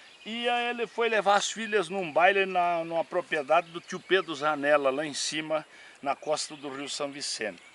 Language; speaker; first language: Portuguese; native; Portuguese